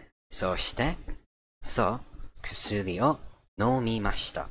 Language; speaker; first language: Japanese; non-native, learner; English